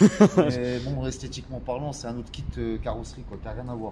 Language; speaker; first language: French; native; French